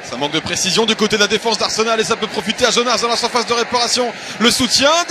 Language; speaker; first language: French; native; French